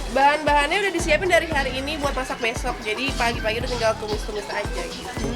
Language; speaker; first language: Indonesian; native; Indonesian